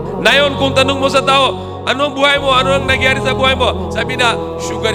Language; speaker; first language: Filipino; non-native, learner; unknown